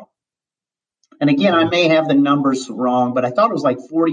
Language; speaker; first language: English; native; English